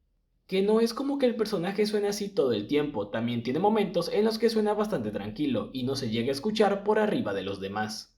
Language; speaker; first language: Spanish; native; Spanish